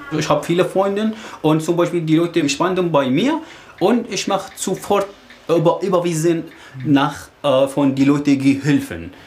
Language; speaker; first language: German; non-native, learner; Arabic